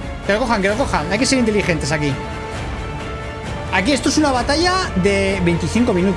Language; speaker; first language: Spanish; native; Spanish